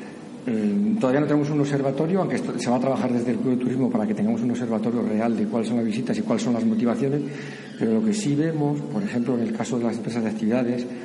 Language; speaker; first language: Spanish; native; Spanish